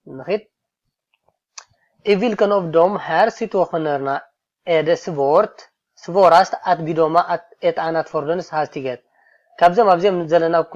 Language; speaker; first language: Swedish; non-native, fluent; Tigrinya